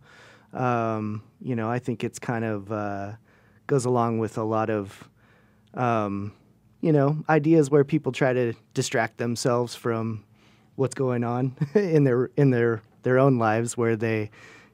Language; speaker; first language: English; native; English